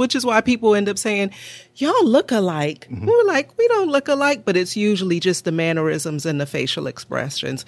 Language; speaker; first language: English; native; English